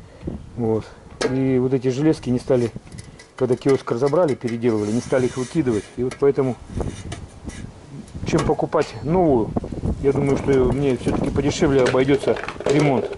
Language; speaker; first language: Russian; native; Russian